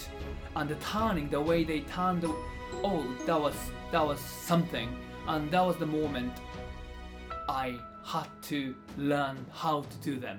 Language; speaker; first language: English; non-native, fluent; Japanese